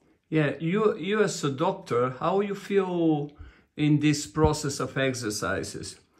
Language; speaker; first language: English; non-native, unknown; Bulgarian